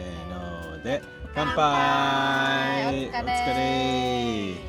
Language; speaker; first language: Japanese; non-native, learner; English